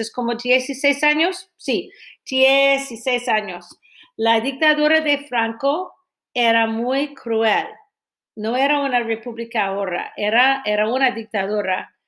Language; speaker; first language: Spanish; non-native, fluent; English